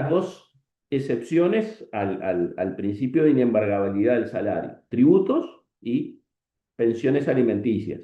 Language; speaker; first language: Spanish; native; Spanish